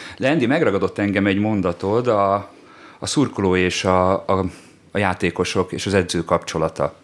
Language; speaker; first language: Hungarian; native; Hungarian